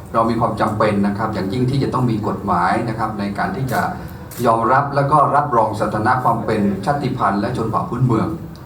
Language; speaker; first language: Thai; non-native, local second language; Karen languages